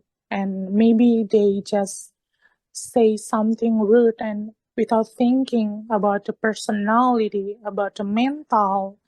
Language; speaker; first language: English; non-native, learner; Indonesian